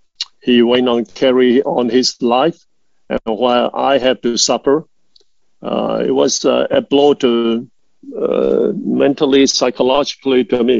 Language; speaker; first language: English; non-native, local second language; Cantonese